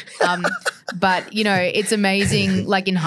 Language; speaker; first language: English; native; English